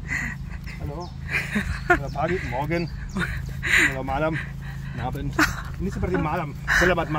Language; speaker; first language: Indonesian; non-native, learner; German